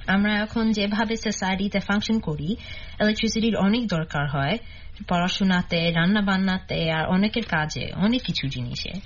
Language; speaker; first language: Bangla; early bilingual, heritage; Bangla